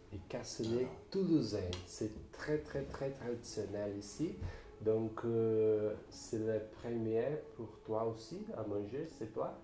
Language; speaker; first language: French; non-native, learner; Portuguese